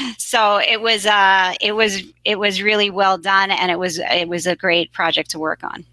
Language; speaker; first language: English; native; English